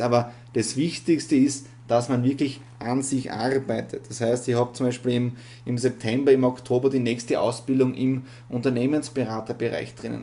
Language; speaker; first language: German; native; German